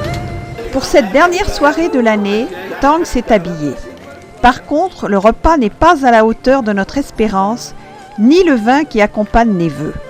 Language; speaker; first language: French; native; French